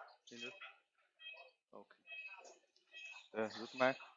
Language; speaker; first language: English; non-native, learner; Chinese